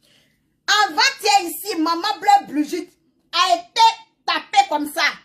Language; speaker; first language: French; non-native, local second language; Baoulé